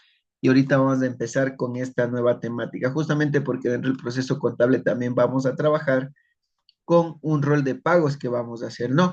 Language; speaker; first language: Spanish; native; Spanish